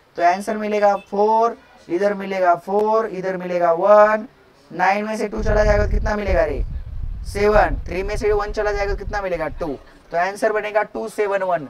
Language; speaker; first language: Hindi; non-native, local second language; Marathi